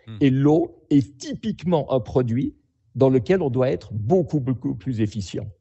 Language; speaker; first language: French; native; French